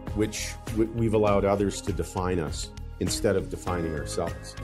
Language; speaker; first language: English; native; English